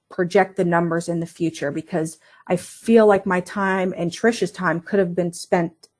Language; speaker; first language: English; native; English